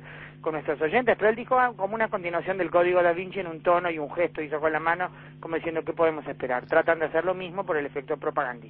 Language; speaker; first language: Spanish; native; Spanish